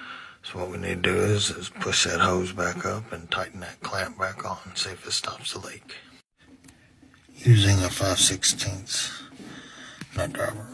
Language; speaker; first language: English; native; English